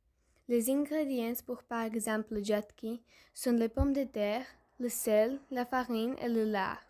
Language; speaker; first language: French; non-native, learner; Slovak